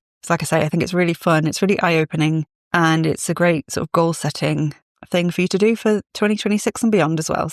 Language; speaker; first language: English; native; English